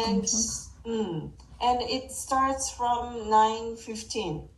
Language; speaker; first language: English; non-native, fluent; Japanese